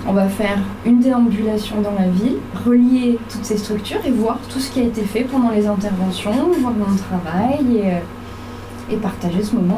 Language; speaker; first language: French; native; French